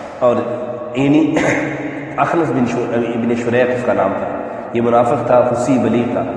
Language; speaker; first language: Urdu; non-native, local second language; Pashto